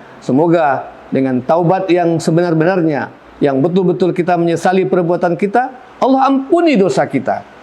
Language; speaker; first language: Malay; non-native, local second language; Minangkabau